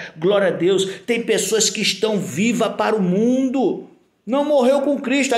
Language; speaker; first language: Portuguese; native; Portuguese